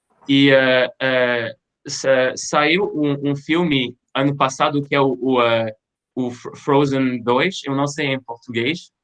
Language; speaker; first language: Portuguese; non-native, fluent; French